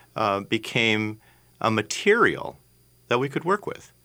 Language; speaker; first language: English; native; English